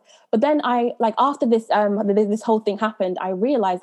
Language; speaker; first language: English; native; English